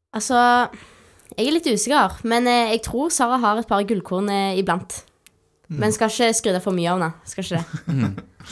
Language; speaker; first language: Norwegian; native; Norwegian